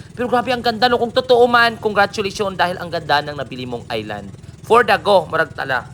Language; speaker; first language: Filipino; non-native, local second language; Cebuano